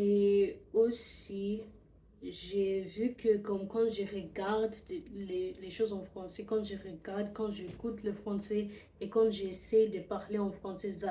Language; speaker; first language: French; non-native, learner; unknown